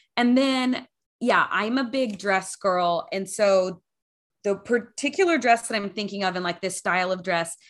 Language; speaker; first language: English; native; English